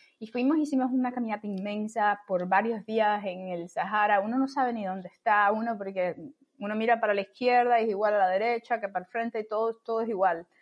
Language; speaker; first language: Spanish; native; Spanish